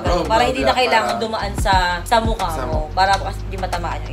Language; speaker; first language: Filipino; native; Filipino